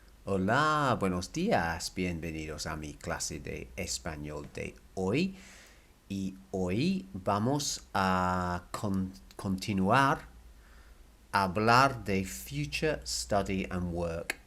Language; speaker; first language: Spanish; non-native, fluent; English